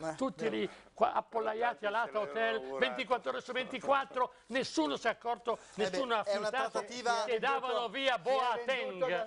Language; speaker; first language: Italian; native; Italian